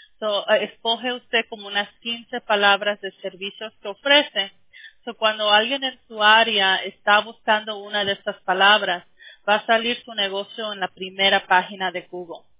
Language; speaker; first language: Spanish; early bilingual, heritage; Spanish